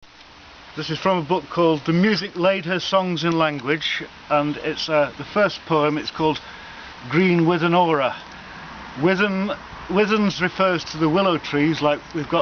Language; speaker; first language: English; native; English